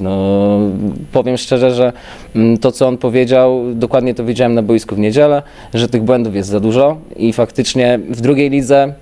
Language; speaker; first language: Polish; native; Polish